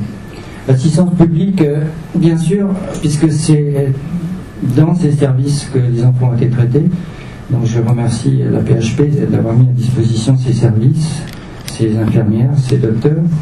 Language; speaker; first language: French; native; French